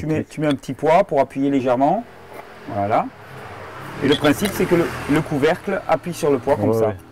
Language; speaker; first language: French; native; French